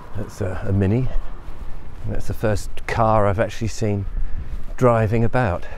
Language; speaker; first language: English; native; English